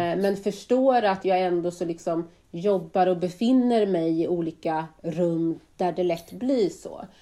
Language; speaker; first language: Swedish; native; Swedish